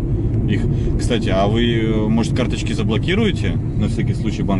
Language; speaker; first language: Russian; native; Russian